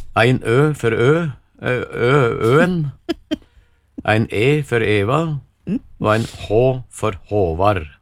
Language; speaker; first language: Norwegian; native; Norwegian